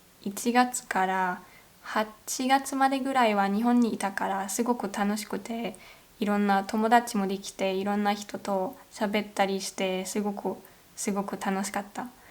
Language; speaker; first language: Japanese; non-native, fluent; German